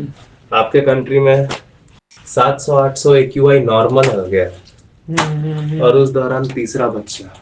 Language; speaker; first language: Hindi; native; Hindi